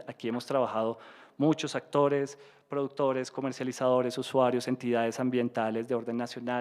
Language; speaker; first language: Spanish; native; Spanish